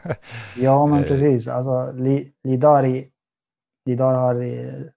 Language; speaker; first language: Swedish; non-native, fluent; Arabic